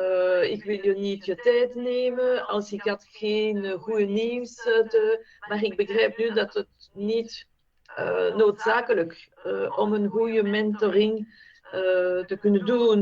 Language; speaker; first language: Dutch; non-native, fluent; French